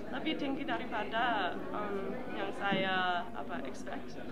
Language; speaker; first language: Indonesian; non-native, learner; English